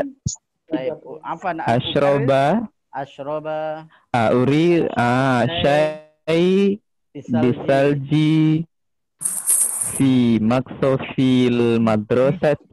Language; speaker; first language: Arabic; non-native, learner; Indonesian